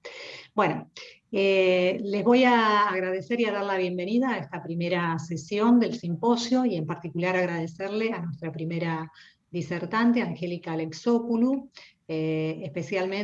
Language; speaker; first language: Spanish; native; Spanish